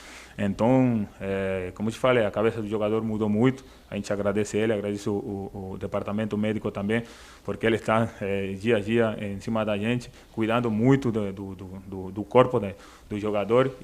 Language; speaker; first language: Portuguese; non-native, fluent; Spanish